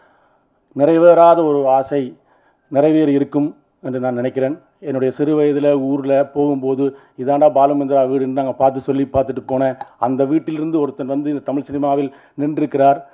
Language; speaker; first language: Tamil; native; Tamil